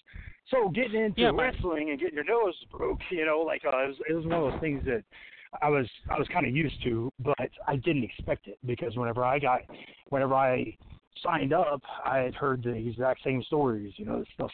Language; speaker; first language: English; native; English